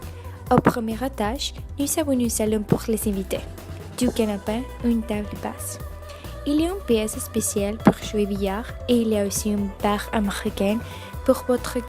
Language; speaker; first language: French; non-native, learner; Spanish